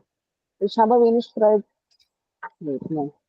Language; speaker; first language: German; non-native, learner; Hindi